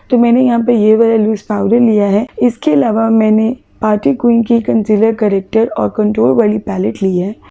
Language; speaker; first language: Urdu; native; Urdu